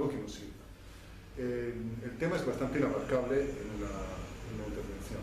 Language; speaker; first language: Spanish; non-native, fluent; Italian